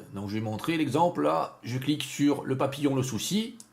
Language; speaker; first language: French; native; French